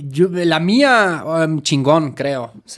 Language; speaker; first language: Spanish; native; Spanish